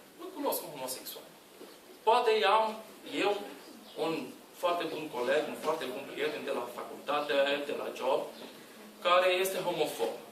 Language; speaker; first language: Romanian; non-native, learner; Portuguese